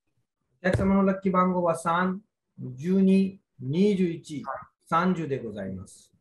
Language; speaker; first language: Japanese; non-native, fluent; Hindi